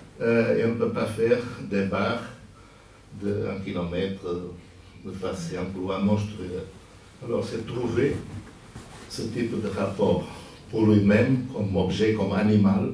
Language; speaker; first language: French; non-native, fluent; Portuguese